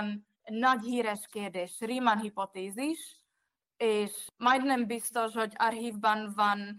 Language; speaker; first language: Hungarian; non-native, fluent; Czech